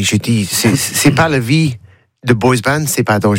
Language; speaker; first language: French; non-native, learner; English